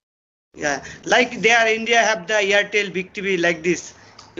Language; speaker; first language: English; non-native, learner; Bangla